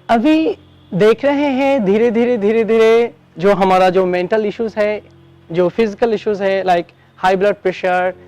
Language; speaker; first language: Hindi; non-native, fluent; Bangla